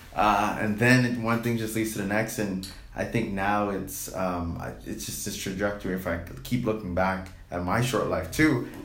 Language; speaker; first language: English; native; English